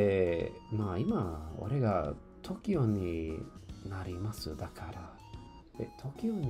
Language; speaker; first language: Japanese; non-native, learner; English